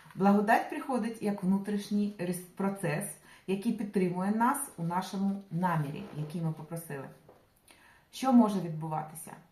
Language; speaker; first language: Ukrainian; non-native, local second language; Russian